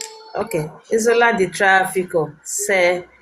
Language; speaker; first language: Italian; non-native, learner; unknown